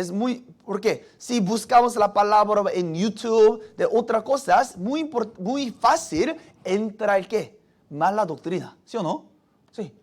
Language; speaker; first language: Spanish; non-native, fluent; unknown